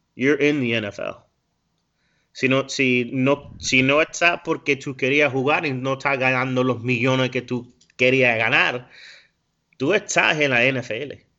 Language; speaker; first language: Spanish; early bilingual, heritage; Spanish